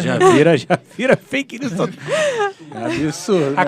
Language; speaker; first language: Portuguese; native; Portuguese